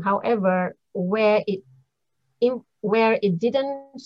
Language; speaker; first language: English; non-native, local second language; Malay